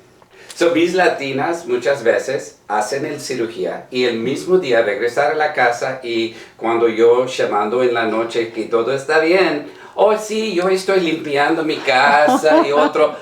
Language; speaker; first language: Spanish; non-native, learner; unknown